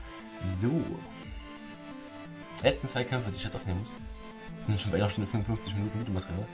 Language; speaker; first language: German; native; German